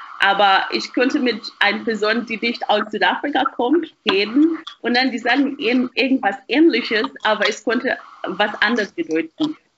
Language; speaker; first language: German; non-native, fluent; Shona